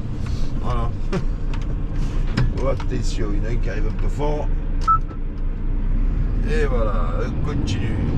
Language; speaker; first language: French; native; French